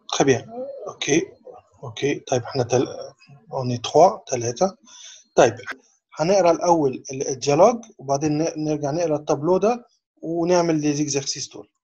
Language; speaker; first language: Arabic; native; Arabic